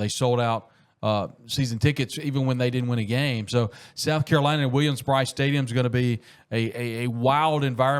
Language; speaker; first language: English; native; English